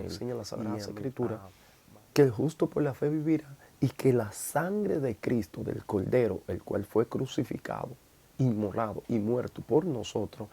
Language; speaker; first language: Spanish; native; Spanish